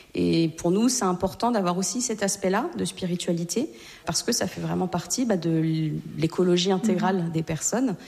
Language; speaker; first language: French; native; French